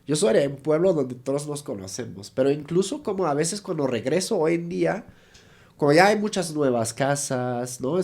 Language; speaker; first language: Spanish; native; Spanish